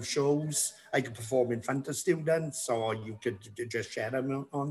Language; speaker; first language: English; native; English